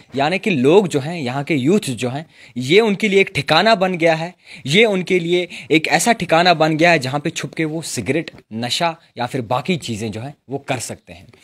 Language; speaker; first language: Urdu; non-native, local second language; Kashmiri